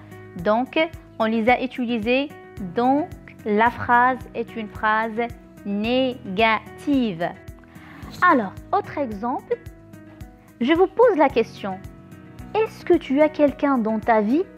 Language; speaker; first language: French; non-native, local second language; Arabic